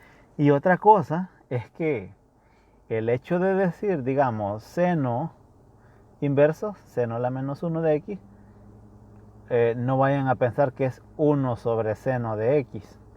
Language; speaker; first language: Spanish; native; Spanish